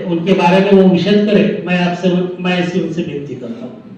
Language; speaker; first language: Hindi; non-native, local second language; Marathi